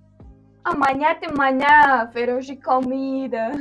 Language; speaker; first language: Portuguese; non-native, learner; Kyrgyz